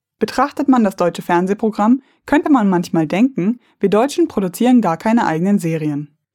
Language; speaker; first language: German; native; German